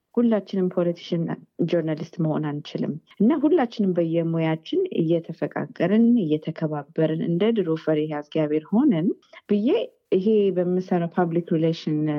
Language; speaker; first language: Amharic; early bilingual, heritage; Amharic